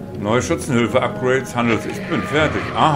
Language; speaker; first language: German; native; German